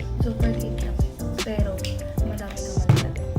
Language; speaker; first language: Filipino; native; Filipino